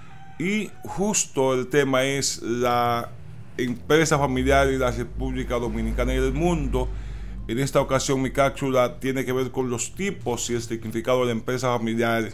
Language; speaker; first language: Spanish; native; Spanish